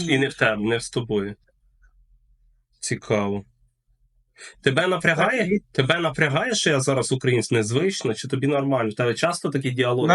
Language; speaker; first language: Ukrainian; native; Ukrainian